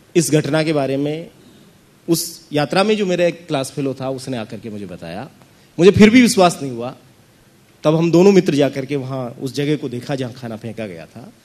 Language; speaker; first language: Hindi; native; Hindi